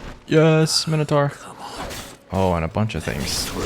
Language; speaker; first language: English; native; English